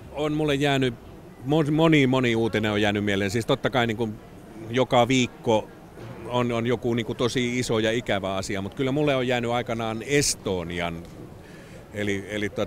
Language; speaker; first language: Finnish; native; Finnish